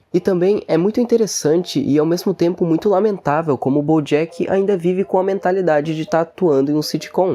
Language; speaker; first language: Portuguese; native; Portuguese